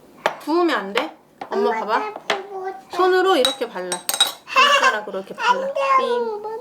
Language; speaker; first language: Korean; native; Korean